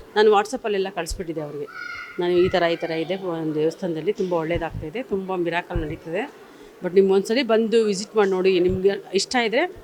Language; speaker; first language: Kannada; native; Kannada